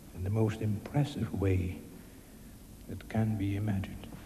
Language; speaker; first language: English; non-native, fluent; Dutch